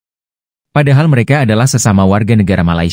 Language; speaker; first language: Indonesian; native; Indonesian